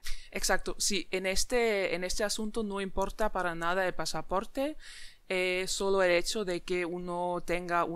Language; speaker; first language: Spanish; non-native, fluent; German